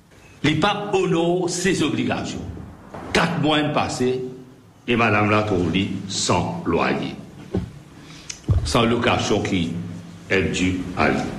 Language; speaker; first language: French; non-native, local second language; Morisyen